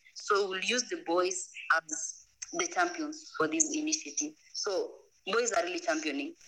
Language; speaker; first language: English; non-native, local second language; Masai